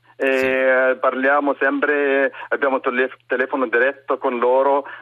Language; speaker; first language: Italian; non-native, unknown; Arabic